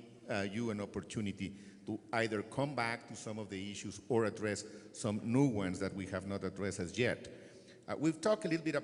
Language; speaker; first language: English; non-native, fluent; Spanish